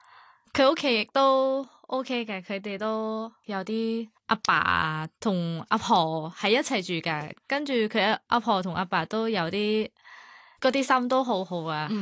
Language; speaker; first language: Cantonese; non-native, fluent; Thai